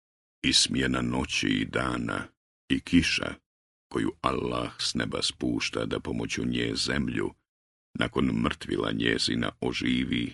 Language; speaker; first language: Croatian; native; Croatian